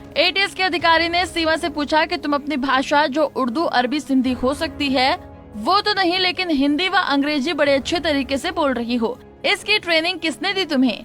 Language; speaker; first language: Hindi; native; Hindi